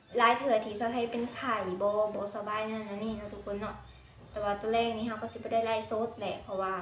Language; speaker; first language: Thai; non-native, local second language; Lao